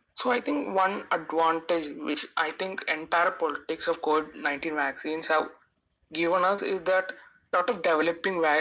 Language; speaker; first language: English; non-native, local second language; Malayalam